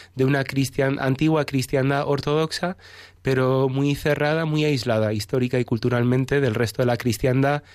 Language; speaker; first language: Spanish; native; Spanish